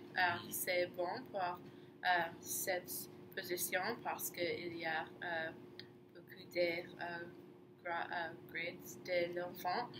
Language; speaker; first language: French; non-native, learner; English